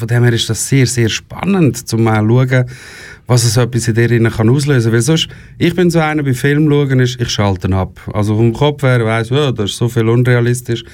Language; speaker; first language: German; native; German